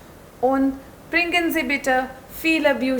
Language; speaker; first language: German; non-native, learner; Hindi